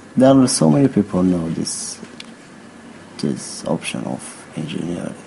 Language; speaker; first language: English; non-native, learner; Arabic